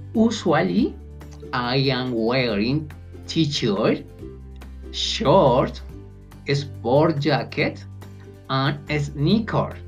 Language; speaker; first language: English; non-native, learner; Spanish